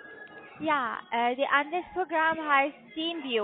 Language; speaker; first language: German; non-native, learner; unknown